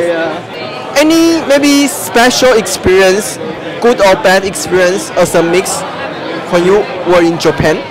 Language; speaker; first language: English; non-native, fluent; Chinese